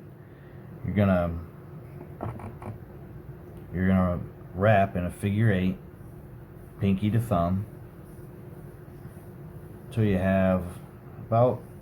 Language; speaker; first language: English; native; English